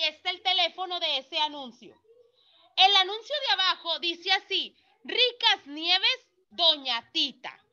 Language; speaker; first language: Spanish; native; Spanish